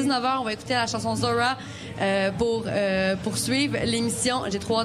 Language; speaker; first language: French; native; French